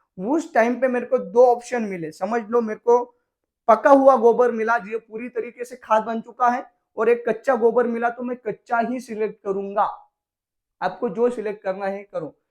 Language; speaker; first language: Hindi; non-native, local second language; Marathi